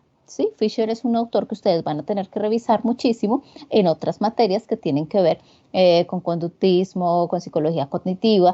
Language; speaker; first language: Spanish; native; Spanish